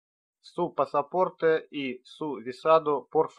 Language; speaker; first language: Spanish; non-native, learner; Russian